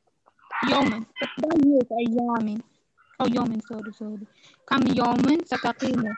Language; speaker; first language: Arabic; non-native, learner; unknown